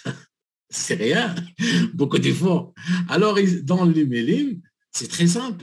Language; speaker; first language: French; non-native, learner; Arabic